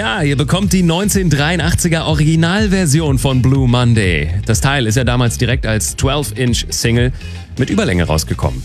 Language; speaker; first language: German; native; German